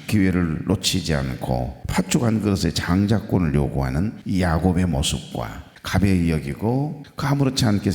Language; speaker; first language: Korean; native; Korean